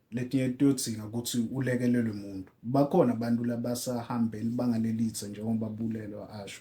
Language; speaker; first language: Zulu; non-native, local second language; Swati